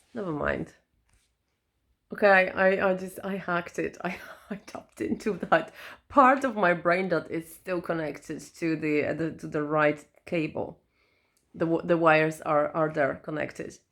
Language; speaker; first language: English; non-native, fluent; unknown